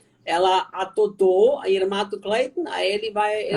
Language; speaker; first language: Portuguese; non-native, fluent; German